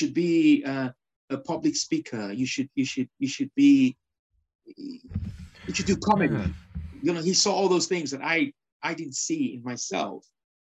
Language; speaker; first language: English; non-native, local second language; Yoruba